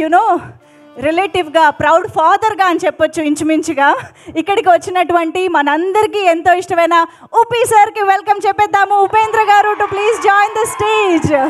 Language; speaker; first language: Telugu; native; Telugu